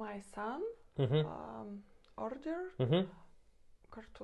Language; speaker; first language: English; non-native, learner; Russian